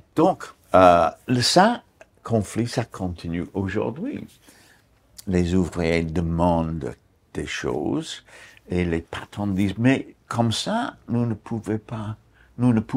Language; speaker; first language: French; non-native, fluent; English